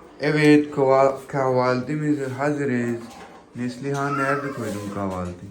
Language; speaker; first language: Turkish; non-native, learner; Urdu